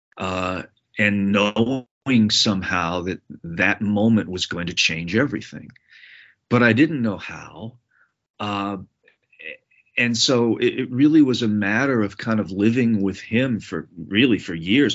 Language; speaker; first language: English; native; English